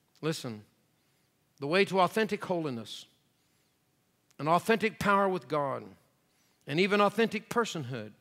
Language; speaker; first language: English; native; English